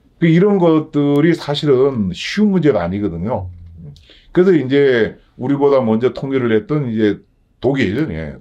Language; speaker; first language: Korean; native; Korean